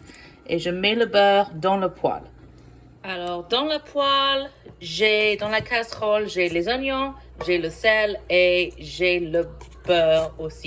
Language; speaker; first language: French; non-native, fluent; English